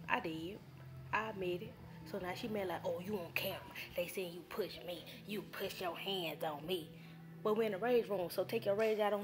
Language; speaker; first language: English; native; English